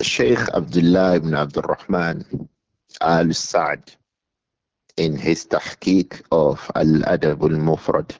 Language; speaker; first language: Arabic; non-native, fluent; Yoruba